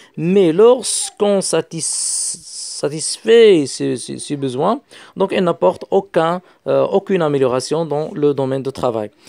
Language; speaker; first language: French; non-native, local second language; Arabic